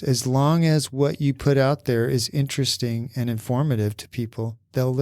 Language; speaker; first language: English; native; English